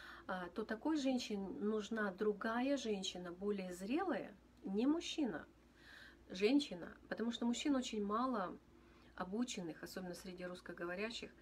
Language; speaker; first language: Russian; native; Russian